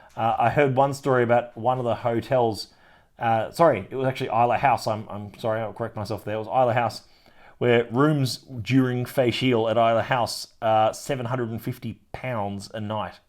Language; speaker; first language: English; native; English